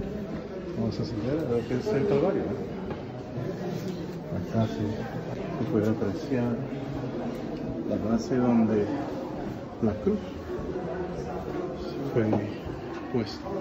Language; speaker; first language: Spanish; early bilingual, heritage; Spanish